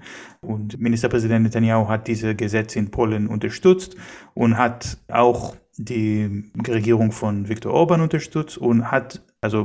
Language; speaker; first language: German; non-native, fluent; Hebrew